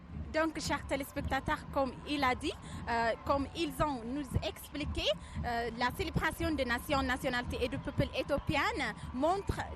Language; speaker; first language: French; non-native, fluent; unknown